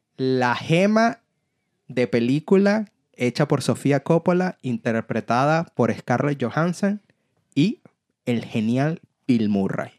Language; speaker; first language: Spanish; native; Spanish